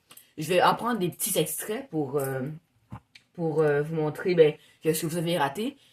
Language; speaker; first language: French; native; French